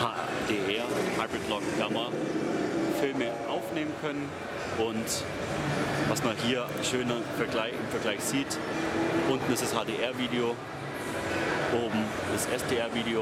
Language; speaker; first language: German; native; German